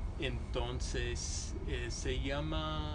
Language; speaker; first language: Spanish; non-native, fluent; English